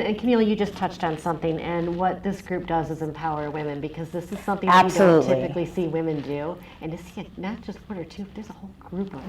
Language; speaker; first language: English; native; English